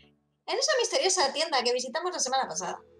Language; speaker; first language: Spanish; native; Spanish